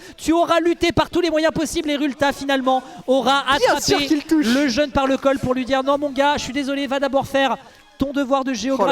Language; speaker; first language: French; native; French